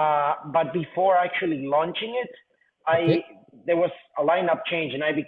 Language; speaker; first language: English; non-native, fluent; Spanish